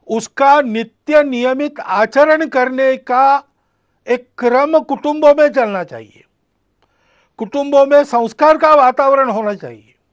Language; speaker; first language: Hindi; non-native, local second language; Marathi